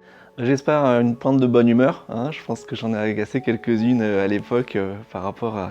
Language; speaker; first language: French; native; French